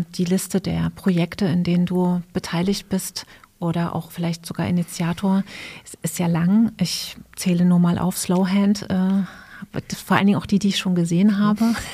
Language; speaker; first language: German; native; German